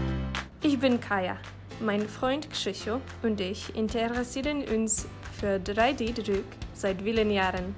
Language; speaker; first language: German; non-native, learner; Polish